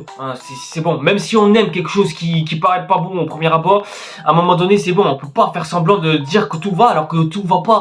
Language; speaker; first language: French; native; French